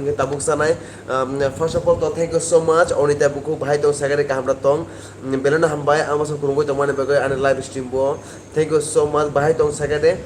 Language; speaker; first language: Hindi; non-native, local second language; Kok Borok